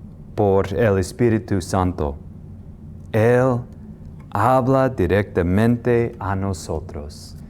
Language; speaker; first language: Spanish; non-native, fluent; English